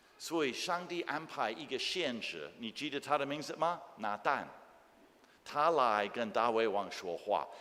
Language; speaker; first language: Chinese; non-native, fluent; English